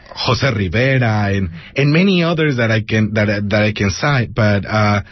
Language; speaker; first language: English; non-native, fluent; Spanish